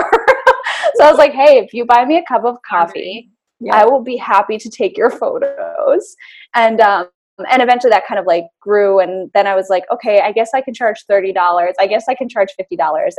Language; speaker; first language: English; native; English